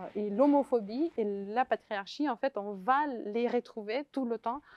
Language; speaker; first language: French; non-native, fluent; Russian